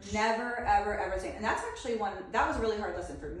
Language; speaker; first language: English; native; English